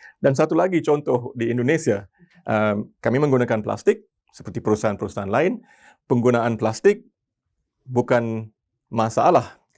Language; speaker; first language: Malay; non-native, local second language; Tamil